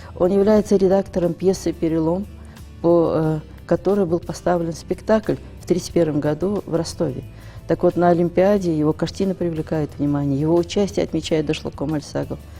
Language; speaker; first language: Russian; non-native, local second language; Ingush